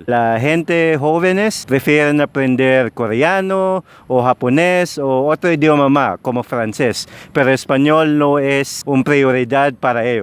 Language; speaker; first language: Spanish; non-native, fluent; Filipino